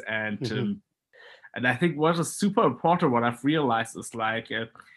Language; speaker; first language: English; non-native, fluent; German